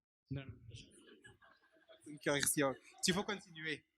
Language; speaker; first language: French; non-native, learner; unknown